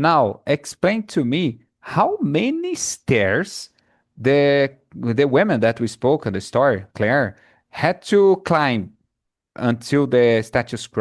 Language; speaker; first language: English; non-native, fluent; Portuguese